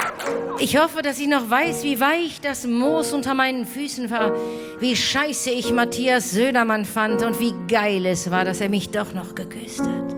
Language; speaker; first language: German; native; German